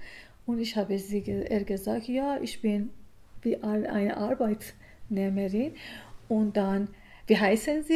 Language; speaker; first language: German; non-native, learner; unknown